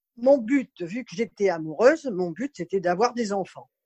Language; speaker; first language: French; native; French